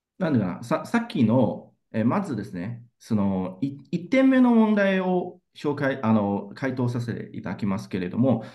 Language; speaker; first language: Japanese; non-native, fluent; Chinese